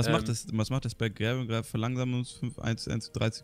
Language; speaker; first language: German; native; German